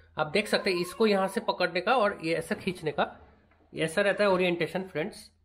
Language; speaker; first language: Hindi; non-native, local second language; Bangla